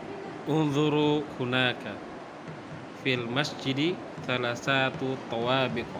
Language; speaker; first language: Arabic; non-native, learner; Indonesian